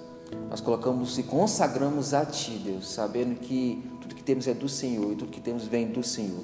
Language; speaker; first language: Portuguese; native; Portuguese